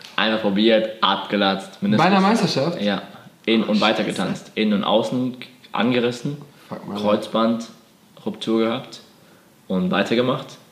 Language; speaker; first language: German; native; German